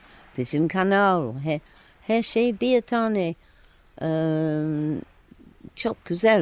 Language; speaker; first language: Turkish; non-native, learner; English